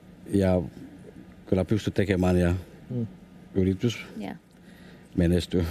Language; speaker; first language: Finnish; non-native, fluent; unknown